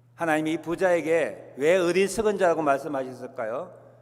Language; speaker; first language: Korean; native; Korean